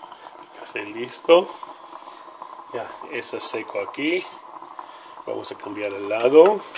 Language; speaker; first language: Spanish; non-native, learner; Hebrew